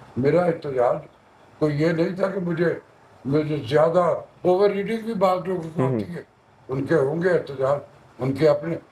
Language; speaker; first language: Urdu; non-native, local second language; Punjabi